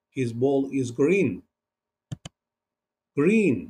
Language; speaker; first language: English; non-native, learner; Turkish